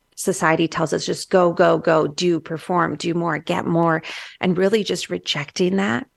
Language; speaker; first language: English; native; English